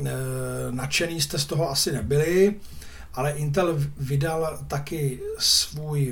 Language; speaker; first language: Czech; native; Czech